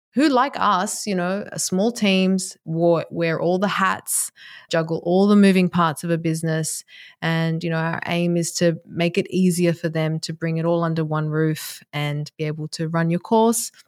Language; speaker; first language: English; native; English